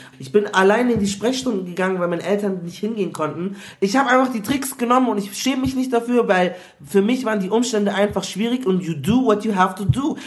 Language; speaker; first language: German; early bilingual, other home language; Igbo